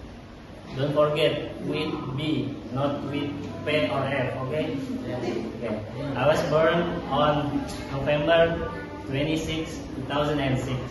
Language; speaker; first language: English; non-native, learner; Indonesian